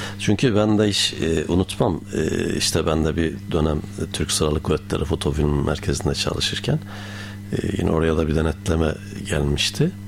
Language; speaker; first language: Turkish; native; Turkish